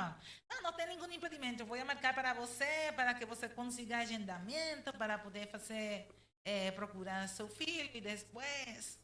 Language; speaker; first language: Portuguese; non-native, learner; Spanish